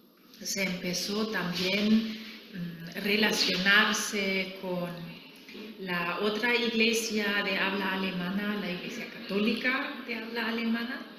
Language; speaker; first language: Spanish; non-native, fluent; German